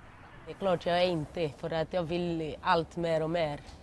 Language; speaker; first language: Swedish; non-native, learner; Portuguese